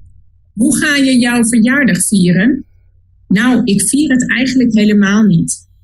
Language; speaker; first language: Dutch; non-native, learner; Spanish